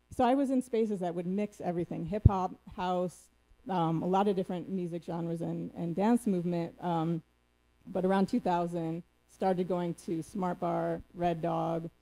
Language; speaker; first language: English; native; English